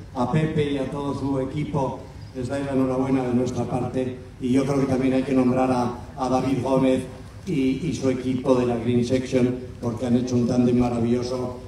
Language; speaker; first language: Spanish; native; Spanish